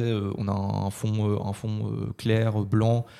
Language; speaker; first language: French; native; French